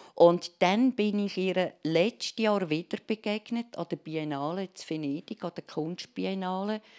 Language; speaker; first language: German; native; German